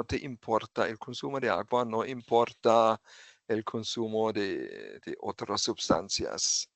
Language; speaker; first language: Spanish; non-native, fluent; German